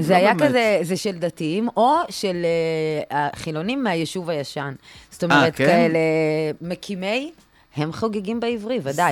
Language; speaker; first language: Hebrew; native; Hebrew